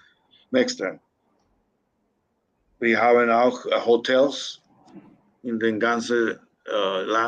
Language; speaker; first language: German; non-native, learner; Spanish